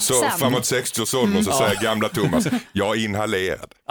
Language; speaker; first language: Swedish; native; Swedish